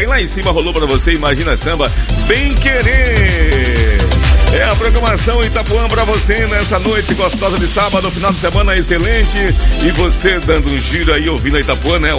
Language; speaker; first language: Portuguese; native; Portuguese